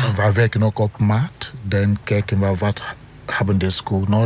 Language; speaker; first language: Dutch; non-native, learner; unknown